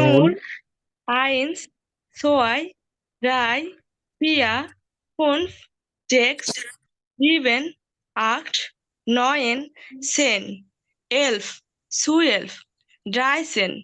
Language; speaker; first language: German; non-native, learner; Bangla